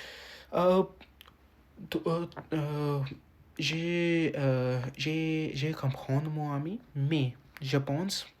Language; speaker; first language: French; non-native, learner; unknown